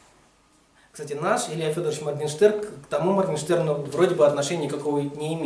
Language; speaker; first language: Russian; native; Russian